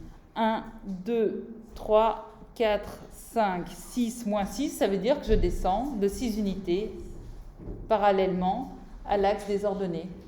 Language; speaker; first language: French; native; French